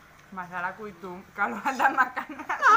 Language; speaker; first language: Indonesian; non-native, learner; Spanish